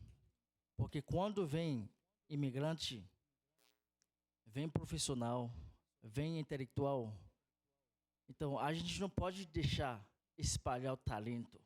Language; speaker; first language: Portuguese; non-native, fluent; Haitian Creole